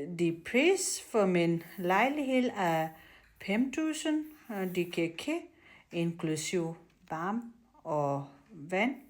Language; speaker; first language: Danish; non-native, learner; Nepali